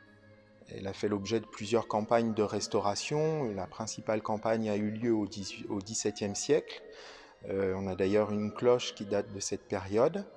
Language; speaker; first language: French; native; French